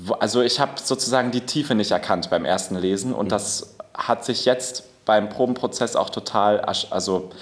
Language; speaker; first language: German; native; German